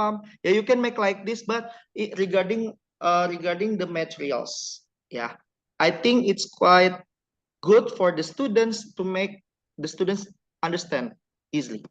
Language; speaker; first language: English; non-native, learner; Indonesian